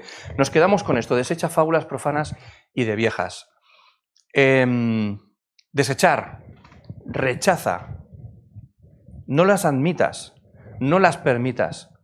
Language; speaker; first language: Spanish; native; Spanish